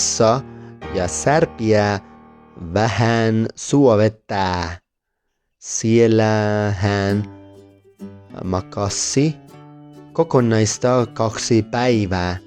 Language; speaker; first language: Finnish; non-native, learner; Spanish